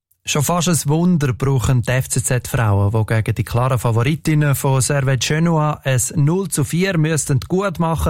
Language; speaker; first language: German; native; German